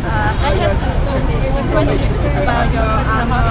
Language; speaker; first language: English; non-native, learner; Vietnamese